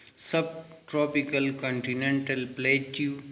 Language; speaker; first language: English; non-native, local second language; Urdu